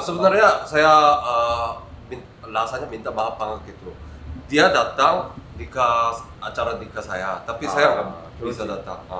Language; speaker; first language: Indonesian; non-native, learner; Korean